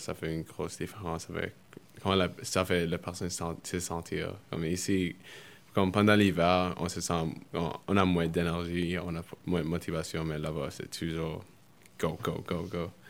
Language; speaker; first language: French; early bilingual, other home language; Spanish